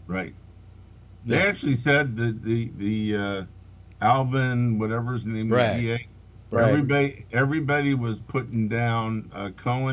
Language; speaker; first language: English; native; English